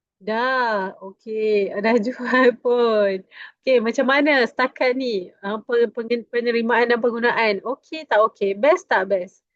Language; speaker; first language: Malay; native; Malay